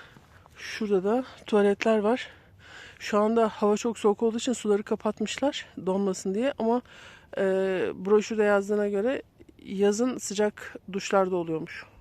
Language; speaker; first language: Turkish; native; Turkish